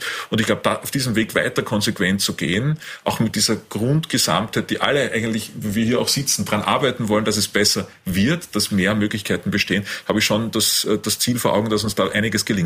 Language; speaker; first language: German; native; German